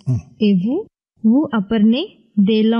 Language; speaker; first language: French; non-native, learner; Tamil